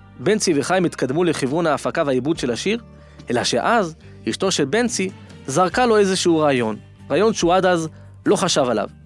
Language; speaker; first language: Hebrew; native; Hebrew